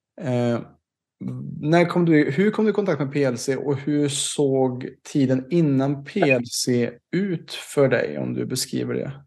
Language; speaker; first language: Swedish; native; Swedish